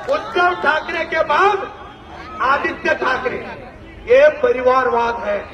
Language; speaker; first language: Hindi; non-native, local second language; Kannada